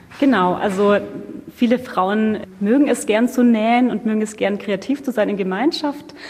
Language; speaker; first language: German; native; German